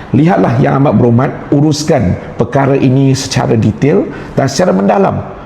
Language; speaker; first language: Malay; non-native, local second language; Chinese